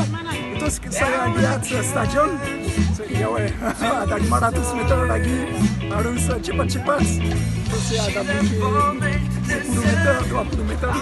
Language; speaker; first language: Indonesian; non-native, learner; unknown